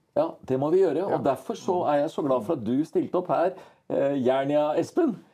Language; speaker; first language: Norwegian; native; Norwegian